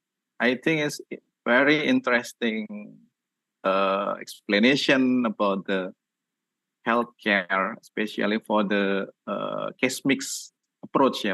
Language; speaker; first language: English; non-native, learner; Indonesian